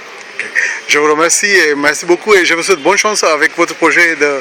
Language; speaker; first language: French; non-native, fluent; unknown